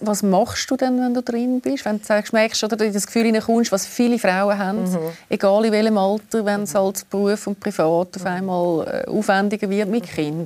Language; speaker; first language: German; native; German